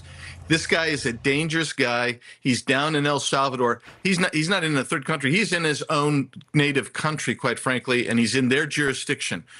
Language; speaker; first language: English; native; English